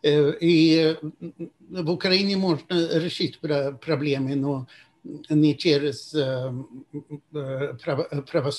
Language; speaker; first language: Russian; non-native, fluent; Swedish